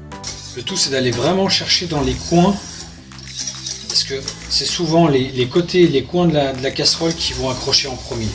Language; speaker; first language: French; native; French